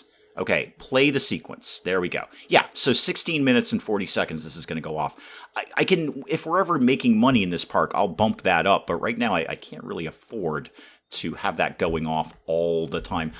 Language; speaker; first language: English; native; English